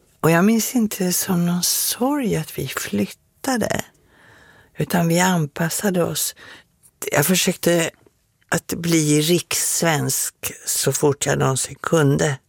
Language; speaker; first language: Swedish; native; Swedish